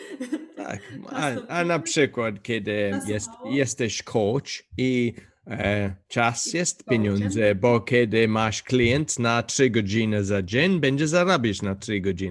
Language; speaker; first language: Polish; non-native, learner; English